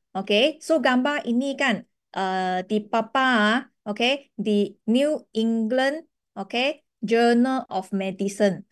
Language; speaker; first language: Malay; non-native, local second language; Chinese